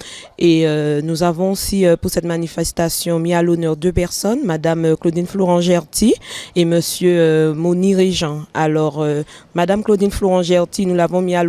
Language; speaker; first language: French; native; French